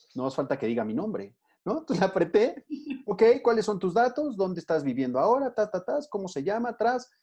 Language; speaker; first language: Spanish; native; Spanish